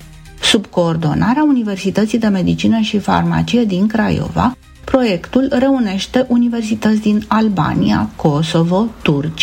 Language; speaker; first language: Romanian; native; Romanian